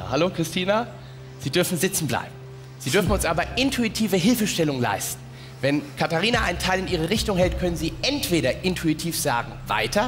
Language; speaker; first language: German; native; German